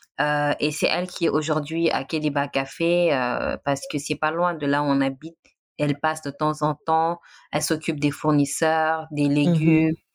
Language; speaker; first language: French; non-native, local second language; Wolof